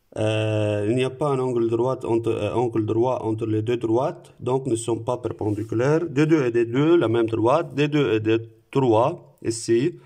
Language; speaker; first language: French; non-native, local second language; Arabic